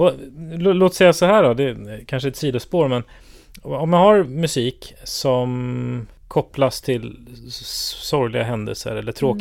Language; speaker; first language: Swedish; native; Swedish